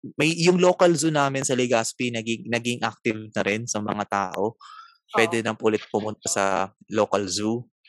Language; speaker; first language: Filipino; non-native, local second language; Bikol